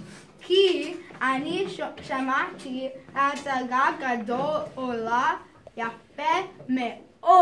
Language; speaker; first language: Hebrew; non-native, learner; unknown